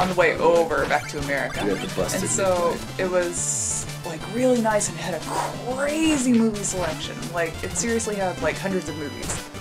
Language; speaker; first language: English; native; English